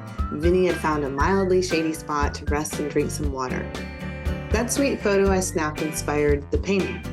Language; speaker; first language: English; native; English